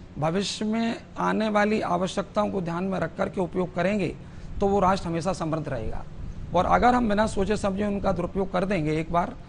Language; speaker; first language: Hindi; native; Hindi